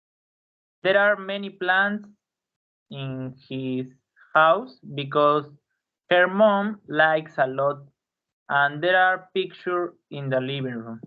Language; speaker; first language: English; non-native, learner; Spanish